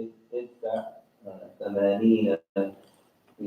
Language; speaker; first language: Arabic; non-native, learner; English